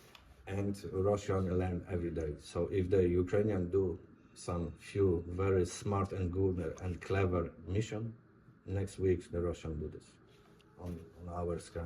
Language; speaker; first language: English; non-native, learner; Polish